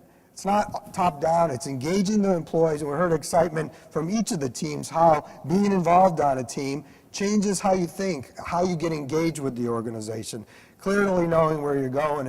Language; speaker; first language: English; native; English